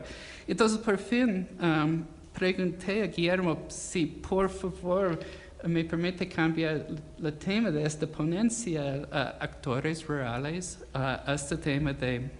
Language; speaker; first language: Spanish; non-native, fluent; English